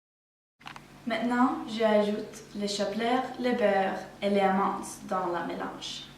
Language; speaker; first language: French; non-native, learner; Swedish